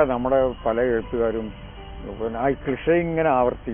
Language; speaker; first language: Malayalam; native; Malayalam